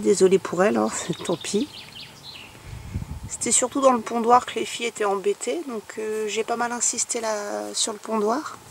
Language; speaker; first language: French; native; French